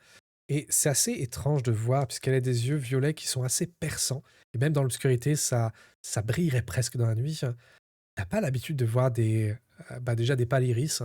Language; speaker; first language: French; native; French